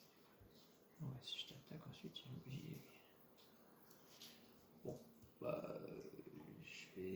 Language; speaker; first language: French; native; French